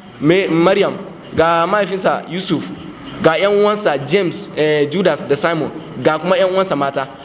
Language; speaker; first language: Hausa; non-native, local second language; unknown